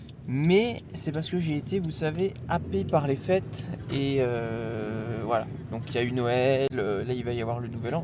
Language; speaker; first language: French; native; French